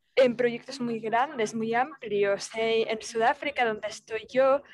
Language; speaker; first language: Spanish; non-native, fluent; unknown